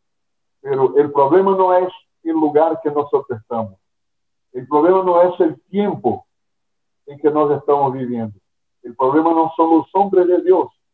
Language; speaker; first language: Spanish; non-native, fluent; Portuguese